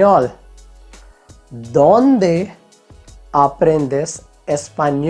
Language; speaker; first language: Spanish; non-native, fluent; Hindi